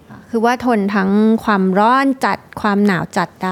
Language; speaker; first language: Thai; native; Thai